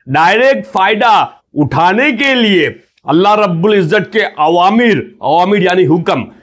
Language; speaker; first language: Hindi; non-native, local second language; Gujarati